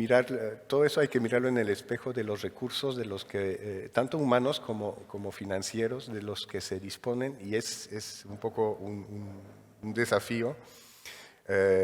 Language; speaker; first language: Spanish; non-native, fluent; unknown